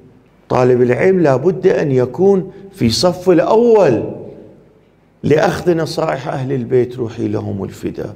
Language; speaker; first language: Arabic; non-native, fluent; Persian